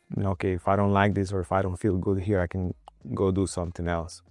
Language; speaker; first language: English; non-native, fluent; Spanish